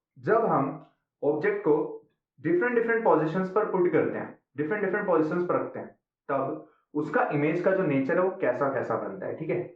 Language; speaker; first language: Hindi; native; Hindi